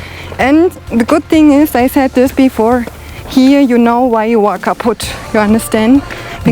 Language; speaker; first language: English; non-native, learner; German